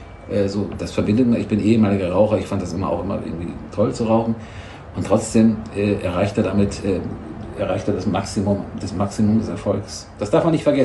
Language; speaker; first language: German; native; German